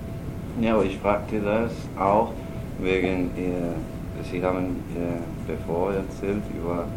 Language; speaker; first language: German; non-native, learner; Spanish